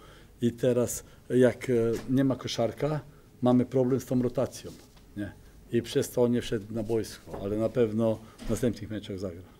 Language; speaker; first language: Polish; non-native, fluent; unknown